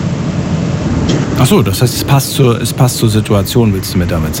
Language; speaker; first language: German; native; German